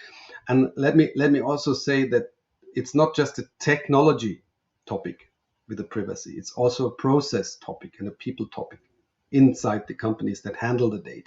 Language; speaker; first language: English; non-native, fluent; German